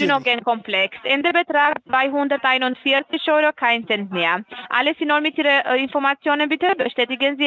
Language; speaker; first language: German; non-native, fluent; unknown